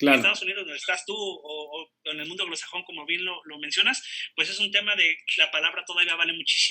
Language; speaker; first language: Spanish; native; Spanish